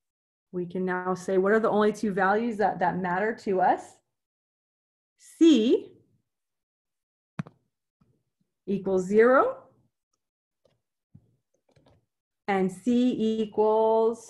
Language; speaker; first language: English; native; English